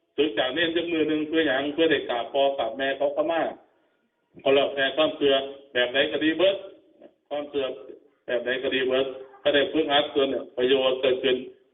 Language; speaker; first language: Thai; native; Thai